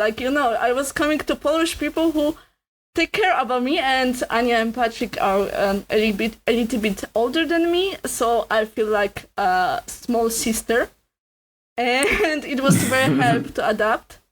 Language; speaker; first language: English; non-native, learner; Polish